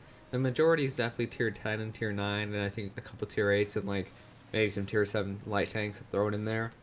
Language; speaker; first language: English; native; English